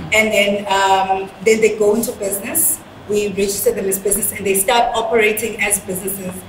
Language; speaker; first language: English; non-native, local second language; Zulu